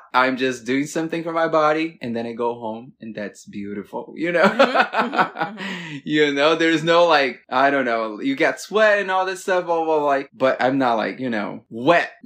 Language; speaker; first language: English; non-native, fluent; Portuguese